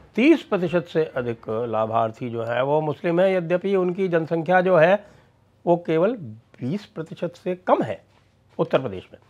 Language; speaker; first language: Hindi; native; Hindi